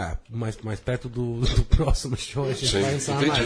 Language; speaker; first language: Portuguese; non-native, fluent; English